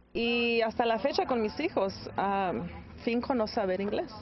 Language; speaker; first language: Spanish; early bilingual, heritage; Spanish